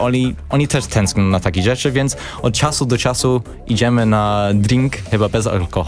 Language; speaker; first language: Polish; non-native, learner; English